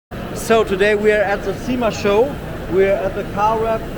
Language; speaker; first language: English; non-native, learner; German